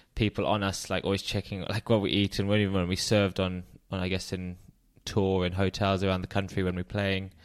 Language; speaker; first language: English; native; English